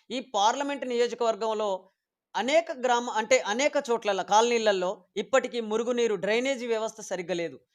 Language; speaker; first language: Telugu; native; Telugu